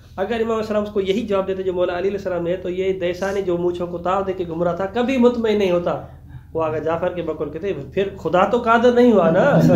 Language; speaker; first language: Urdu; non-native, local second language; Sindhi